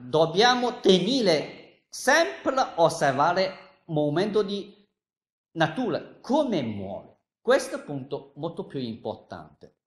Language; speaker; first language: Italian; non-native, learner; Chinese